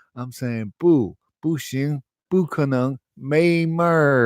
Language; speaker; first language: Chinese; non-native, fluent; English